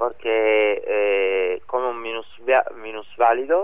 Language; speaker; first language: Spanish; non-native, learner; Italian